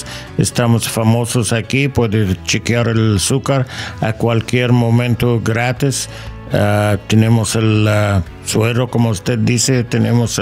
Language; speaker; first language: Spanish; non-native, learner; English